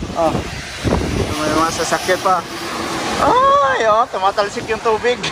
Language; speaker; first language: Filipino; non-native, local second language; Cebuano